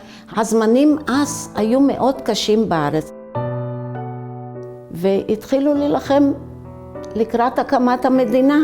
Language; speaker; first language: Hebrew; early bilingual, other home language; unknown